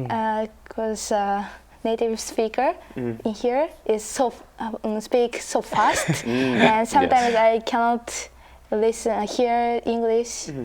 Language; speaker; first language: English; non-native, learner; Japanese